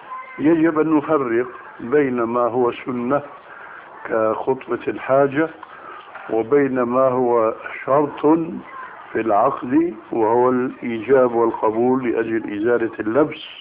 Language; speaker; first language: Arabic; early bilingual, other home language; Albanian